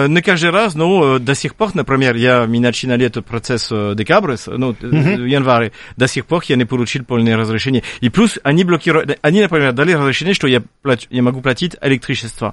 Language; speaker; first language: Russian; non-native, fluent; French